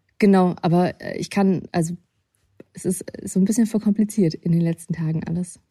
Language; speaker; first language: German; early bilingual, other home language; Russian